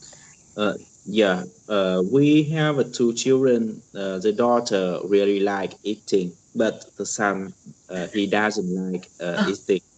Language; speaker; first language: English; non-native, learner; Vietnamese